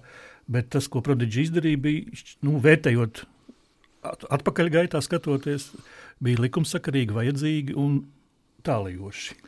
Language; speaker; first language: Latvian; native; Latvian